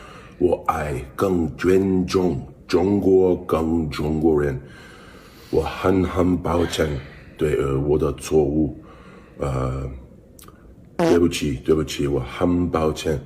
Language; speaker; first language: Chinese; non-native, learner; English